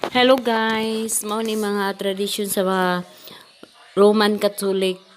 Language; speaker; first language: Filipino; non-native, local second language; Cebuano